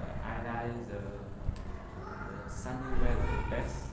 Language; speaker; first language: English; non-native, learner; Vietnamese